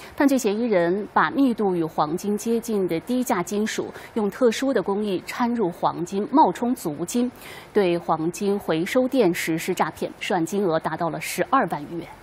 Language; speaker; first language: Chinese; native; Chinese